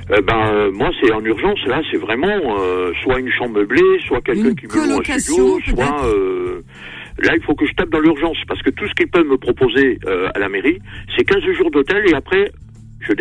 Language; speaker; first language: French; native; French